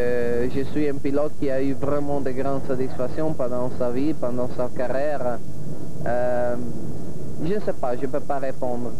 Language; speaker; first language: French; non-native, fluent; Italian